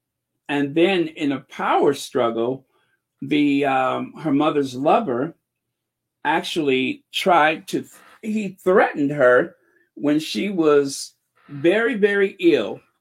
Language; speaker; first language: English; native; English